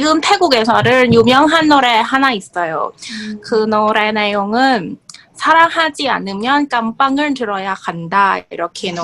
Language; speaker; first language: Korean; non-native, learner; Thai